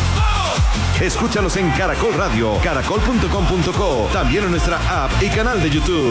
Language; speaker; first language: Spanish; native; Spanish